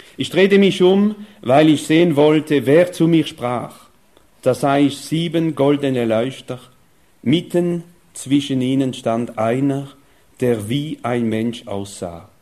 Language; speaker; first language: German; non-native, fluent; French